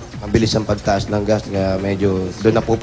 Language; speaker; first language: Filipino; native; Filipino